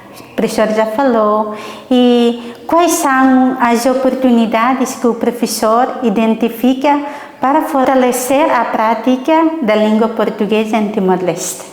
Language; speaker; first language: Portuguese; non-native, learner; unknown